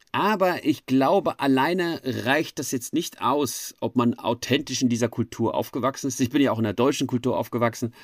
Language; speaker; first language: German; native; German